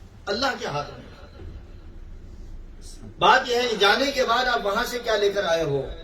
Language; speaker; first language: Urdu; native; Urdu